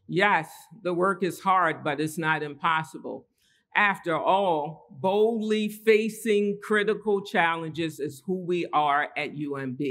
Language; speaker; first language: English; native; English